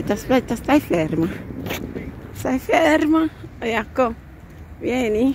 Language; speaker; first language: Italian; non-native, learner; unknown